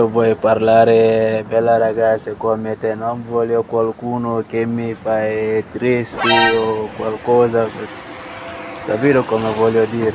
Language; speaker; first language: Italian; non-native, learner; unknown